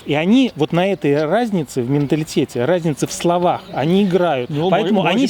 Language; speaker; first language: Russian; native; Russian